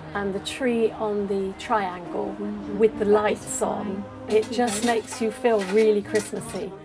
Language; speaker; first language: English; native; English